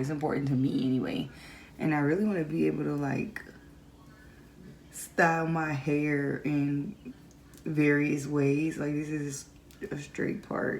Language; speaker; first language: English; native; English